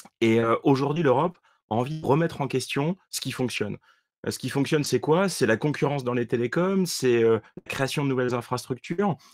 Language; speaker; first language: French; native; French